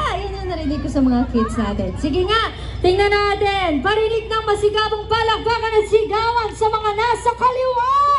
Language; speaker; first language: Filipino; native; Filipino